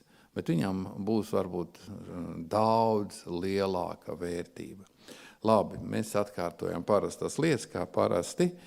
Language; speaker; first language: Latvian; non-native, local second language; Russian